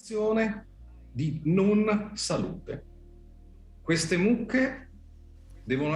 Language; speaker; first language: Italian; native; Italian